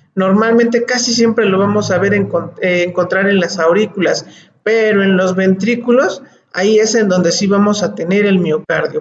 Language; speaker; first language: Spanish; native; Spanish